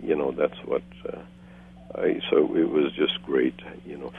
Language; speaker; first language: English; non-native, fluent; Hungarian